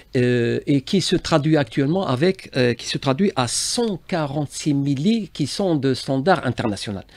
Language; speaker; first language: French; non-native, local second language; Arabic